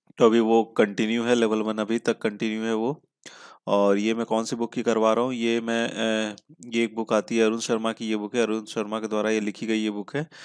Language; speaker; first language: Hindi; native; Hindi